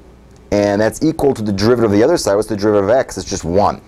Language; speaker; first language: English; native; English